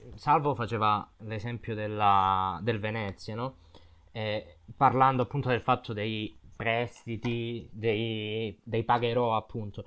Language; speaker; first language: Italian; native; Italian